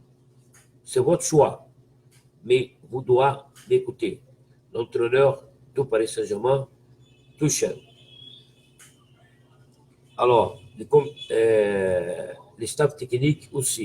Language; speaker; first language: French; non-native, fluent; Portuguese